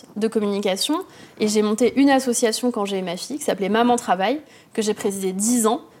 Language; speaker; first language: French; native; French